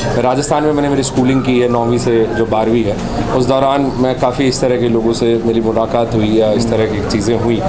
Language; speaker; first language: Hindi; native; Hindi